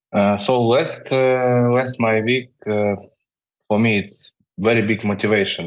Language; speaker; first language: English; non-native, learner; Ukrainian